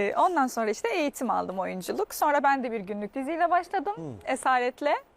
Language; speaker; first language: Turkish; non-native, fluent; Arabic